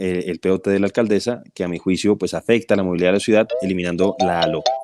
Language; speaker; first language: Spanish; native; Spanish